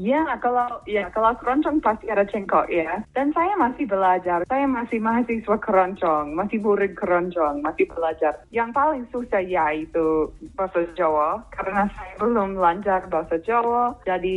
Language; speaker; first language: Indonesian; non-native, fluent; English